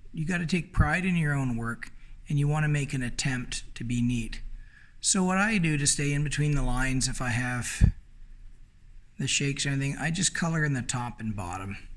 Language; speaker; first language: English; native; English